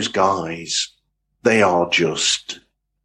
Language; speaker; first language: English; native; English